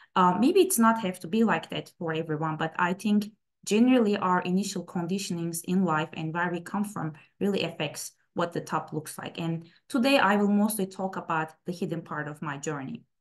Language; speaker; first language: English; non-native, fluent; Turkish